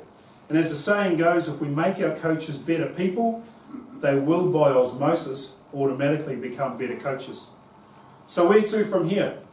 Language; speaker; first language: English; native; English